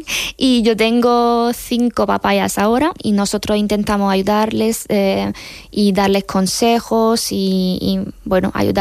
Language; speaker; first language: Spanish; non-native, fluent; Hungarian